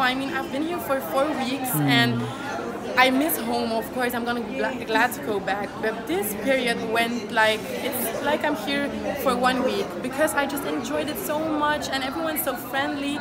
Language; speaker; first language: English; non-native, fluent; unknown